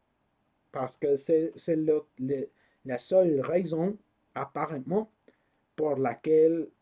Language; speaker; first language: French; non-native, learner; English